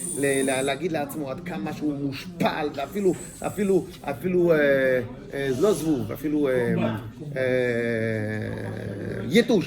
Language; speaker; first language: Hebrew; non-native, fluent; French